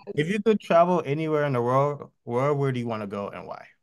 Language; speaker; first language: English; native; English